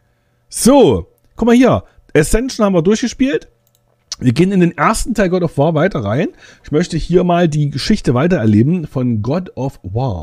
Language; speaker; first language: German; native; German